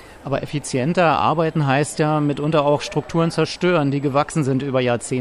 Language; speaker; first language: German; native; German